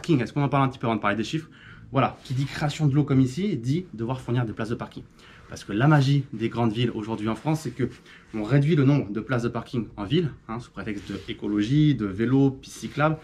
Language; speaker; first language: French; native; French